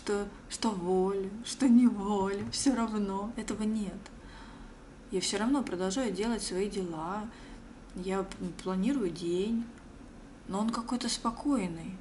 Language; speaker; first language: Russian; native; Russian